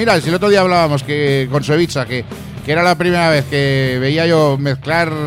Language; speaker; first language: Spanish; native; Spanish